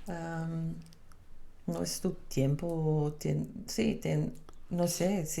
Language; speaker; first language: Spanish; non-native, fluent; Dutch